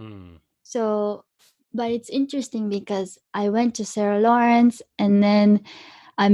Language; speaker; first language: English; early bilingual, other home language; Japanese